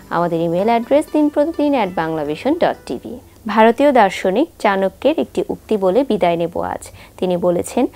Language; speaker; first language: Bangla; native; Bangla